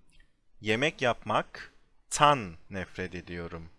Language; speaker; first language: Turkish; non-native, fluent; English